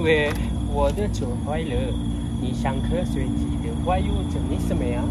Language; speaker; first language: Chinese; non-native, learner; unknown